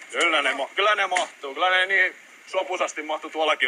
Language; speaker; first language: Finnish; native; Finnish